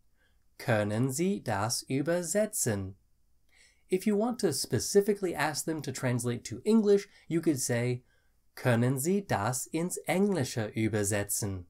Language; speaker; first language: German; non-native, fluent; English